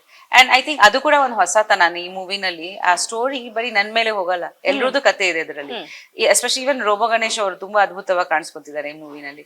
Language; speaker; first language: Kannada; non-native, fluent; Bangla